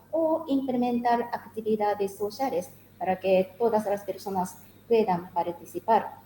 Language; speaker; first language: Spanish; non-native, learner; Japanese